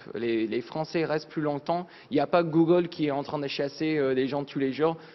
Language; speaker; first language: French; non-native, fluent; English